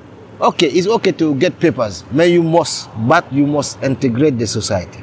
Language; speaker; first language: English; non-native, learner; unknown